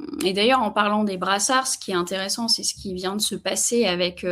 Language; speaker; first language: French; native; French